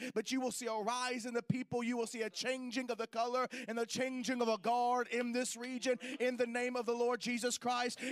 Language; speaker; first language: English; native; English